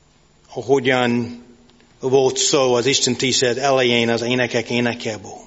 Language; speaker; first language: Hungarian; non-native, fluent; English